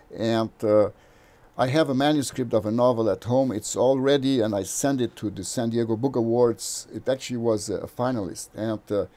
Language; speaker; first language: English; non-native, fluent; Portuguese